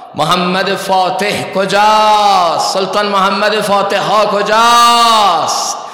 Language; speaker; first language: Persian; non-native, local second language; Baluchi